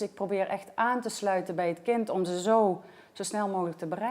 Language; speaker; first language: Dutch; native; Dutch